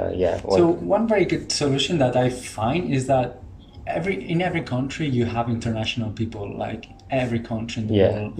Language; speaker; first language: English; non-native, fluent; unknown